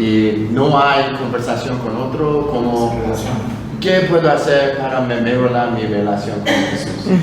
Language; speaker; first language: Spanish; non-native, learner; Korean